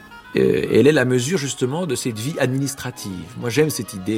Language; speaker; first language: French; native; French